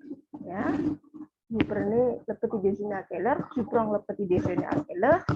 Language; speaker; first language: French; non-native, fluent; Indonesian